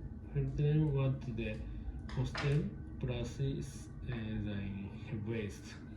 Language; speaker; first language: Dutch; non-native, learner; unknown